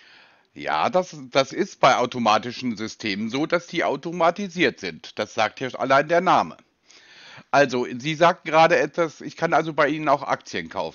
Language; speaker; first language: German; native; German